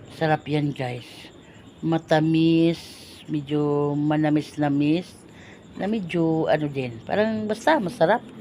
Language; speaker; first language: Filipino; non-native, local second language; Cebuano